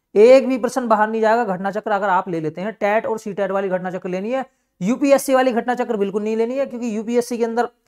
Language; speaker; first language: Hindi; native; Hindi